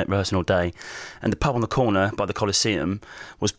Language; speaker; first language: English; native; English